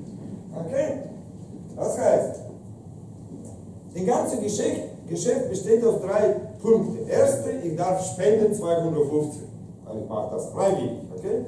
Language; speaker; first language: German; non-native, fluent; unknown